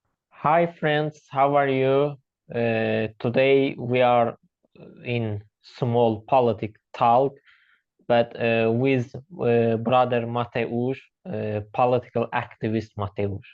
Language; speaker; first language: English; non-native, learner; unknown